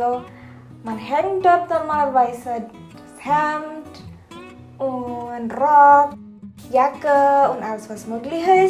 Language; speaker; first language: German; non-native, fluent; Indonesian